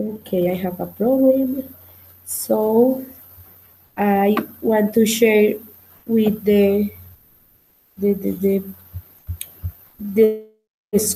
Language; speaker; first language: English; non-native, learner; Spanish